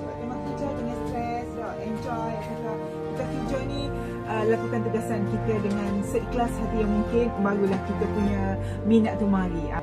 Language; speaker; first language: Malay; native; Malay